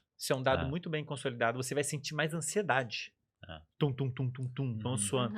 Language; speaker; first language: Portuguese; native; Portuguese